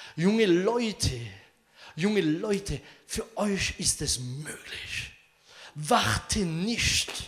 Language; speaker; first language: German; non-native, fluent; French